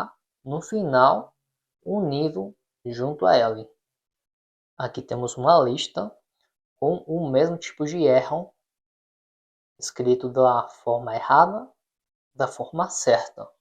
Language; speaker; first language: Portuguese; non-native, fluent; Spanish